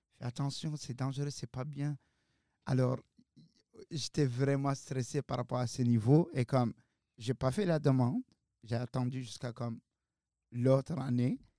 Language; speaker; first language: French; non-native, local second language; Arabic